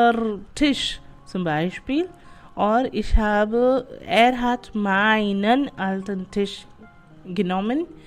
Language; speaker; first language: German; non-native, fluent; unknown